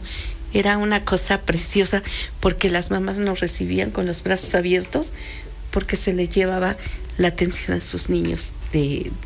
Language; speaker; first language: Spanish; native; Spanish